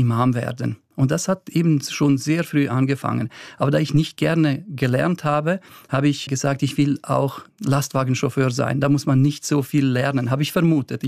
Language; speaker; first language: German; early bilingual, other home language; Bosnian